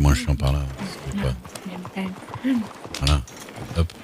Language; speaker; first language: French; native; French